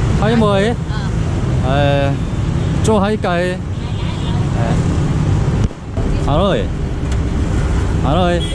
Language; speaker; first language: Vietnamese; non-native, learner; Korean